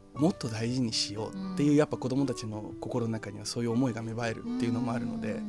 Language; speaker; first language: Japanese; early bilingual, other home language; Portuguese